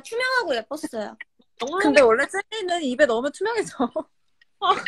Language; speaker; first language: Korean; native; Korean